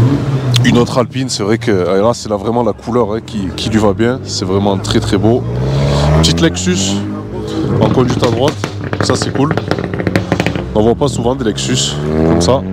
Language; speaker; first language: French; native; French